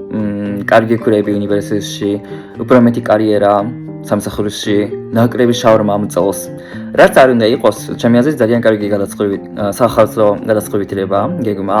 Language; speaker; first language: Georgian; non-native, fluent; Japanese